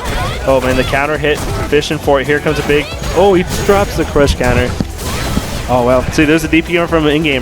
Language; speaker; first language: English; native; English